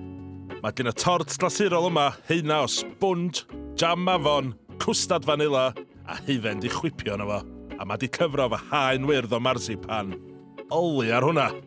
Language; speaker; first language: Welsh; native; Welsh